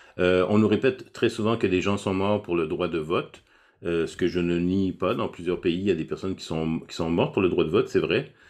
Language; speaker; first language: French; native; French